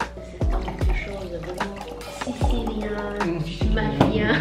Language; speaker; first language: French; non-native, fluent; Chinese